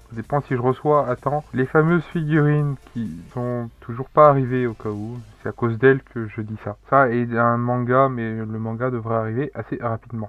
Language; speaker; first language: French; native; French